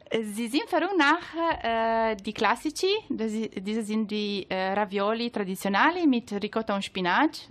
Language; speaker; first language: German; non-native, learner; Italian